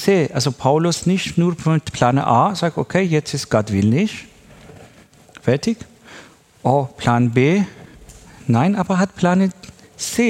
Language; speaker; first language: German; non-native, learner; Persian